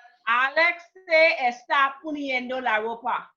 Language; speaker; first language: Spanish; non-native, learner; English